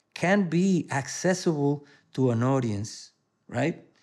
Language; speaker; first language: English; non-native, fluent; Spanish